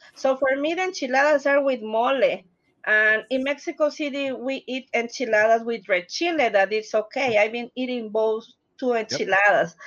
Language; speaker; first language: English; non-native, learner; Spanish